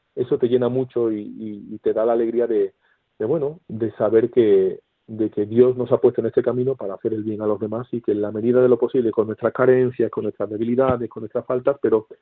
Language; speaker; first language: Spanish; native; Spanish